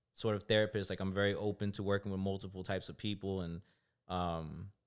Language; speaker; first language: English; native; English